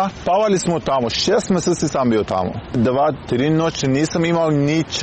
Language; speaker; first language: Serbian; non-native, learner; Persian